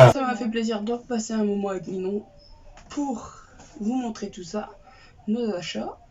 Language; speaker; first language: French; native; French